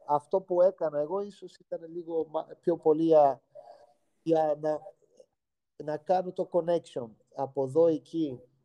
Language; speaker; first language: Greek; non-native, fluent; Portuguese